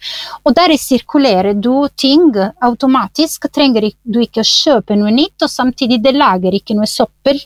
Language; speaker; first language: Norwegian; non-native, fluent; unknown